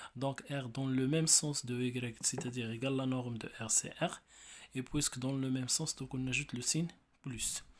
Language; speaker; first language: French; non-native, local second language; Arabic